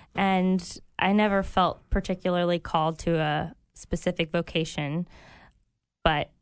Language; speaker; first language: English; early bilingual, other home language; French